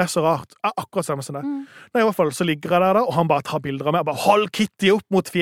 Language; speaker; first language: Norwegian; native; Norwegian